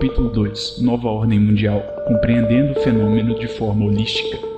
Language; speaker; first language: Portuguese; native; Portuguese